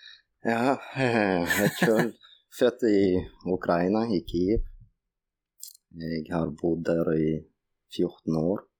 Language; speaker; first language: Norwegian; non-native, fluent; Russian